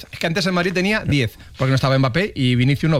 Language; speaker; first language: Spanish; native; Spanish